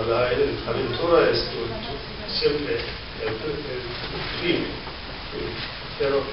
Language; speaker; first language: Spanish; non-native, learner; English